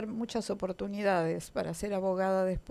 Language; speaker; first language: Spanish; native; Spanish